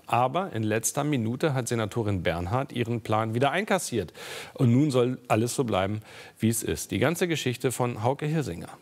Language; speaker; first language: German; native; German